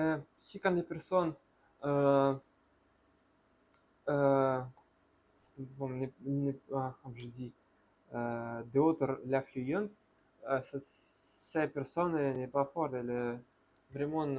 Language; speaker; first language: French; non-native, learner; Russian